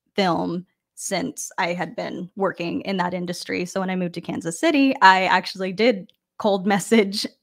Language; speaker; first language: English; native; English